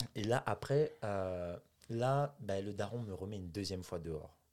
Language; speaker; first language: French; native; French